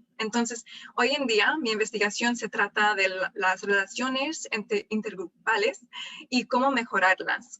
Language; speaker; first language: Spanish; non-native, fluent; English